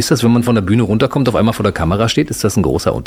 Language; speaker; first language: German; native; German